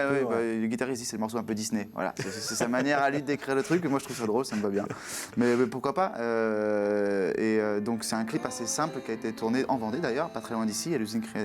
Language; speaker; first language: French; native; French